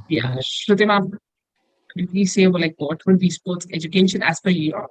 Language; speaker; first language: English; non-native, local second language; Kannada